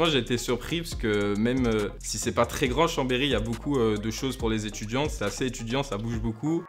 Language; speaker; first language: French; native; French